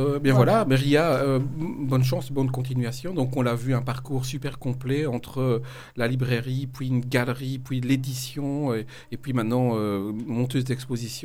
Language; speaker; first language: French; native; French